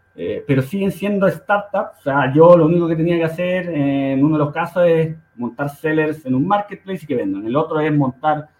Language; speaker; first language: Spanish; native; Spanish